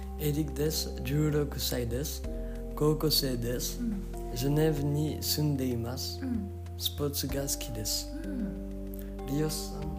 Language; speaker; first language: Japanese; non-native, learner; French